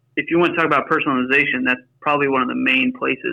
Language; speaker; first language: English; native; English